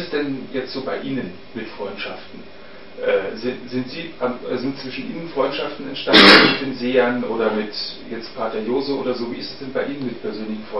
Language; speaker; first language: German; native; German